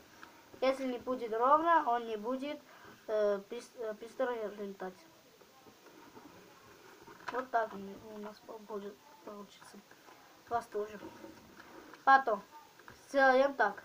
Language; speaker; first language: Russian; non-native, local second language; Armenian